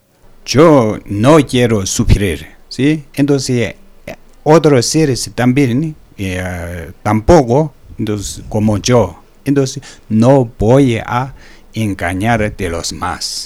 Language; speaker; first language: Spanish; non-native, learner; Tibetan